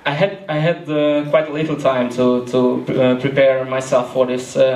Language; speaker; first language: English; non-native, fluent; Hungarian